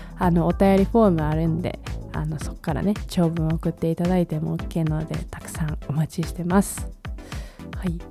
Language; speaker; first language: Japanese; native; Japanese